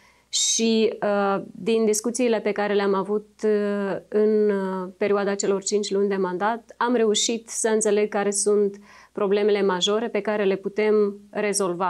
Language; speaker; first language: Romanian; native; Romanian